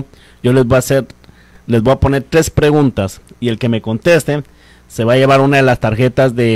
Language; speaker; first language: Spanish; native; Spanish